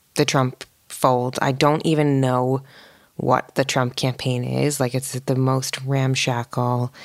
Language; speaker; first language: English; native; English